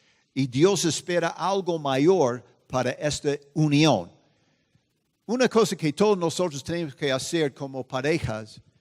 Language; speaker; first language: Spanish; non-native, fluent; English